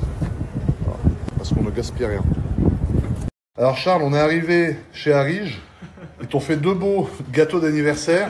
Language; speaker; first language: French; native; French